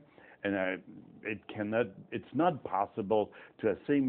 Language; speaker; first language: English; non-native, fluent; French